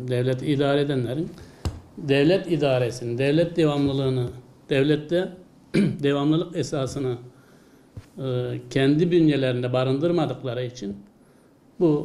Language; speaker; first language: Turkish; native; Turkish